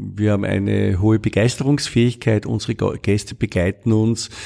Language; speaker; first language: German; native; German